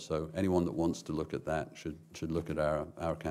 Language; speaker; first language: English; native; English